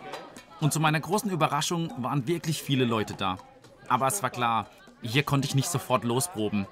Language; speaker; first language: German; native; German